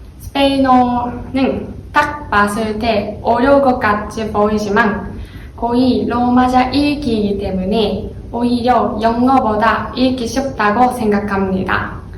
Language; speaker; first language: Korean; non-native, learner; Japanese